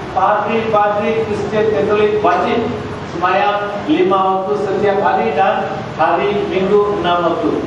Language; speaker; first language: Malay; non-native, local second language; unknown